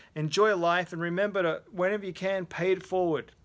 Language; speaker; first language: English; native; English